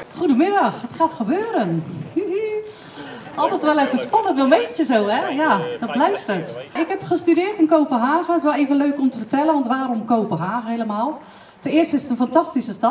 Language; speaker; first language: Dutch; native; Dutch